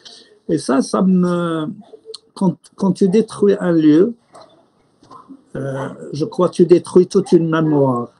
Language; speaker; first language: French; non-native, local second language; Arabic